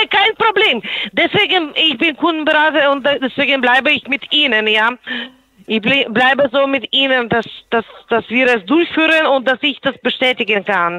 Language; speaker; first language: German; non-native, fluent; Polish